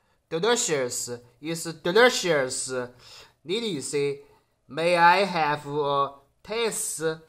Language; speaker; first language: English; non-native, learner; Chinese